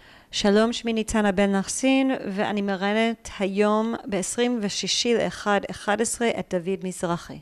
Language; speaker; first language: Hebrew; native; Hebrew